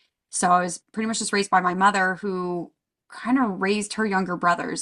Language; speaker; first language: English; native; English